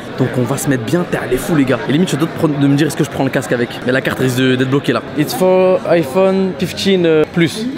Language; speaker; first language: French; native; French